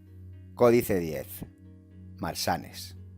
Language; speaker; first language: Spanish; native; Spanish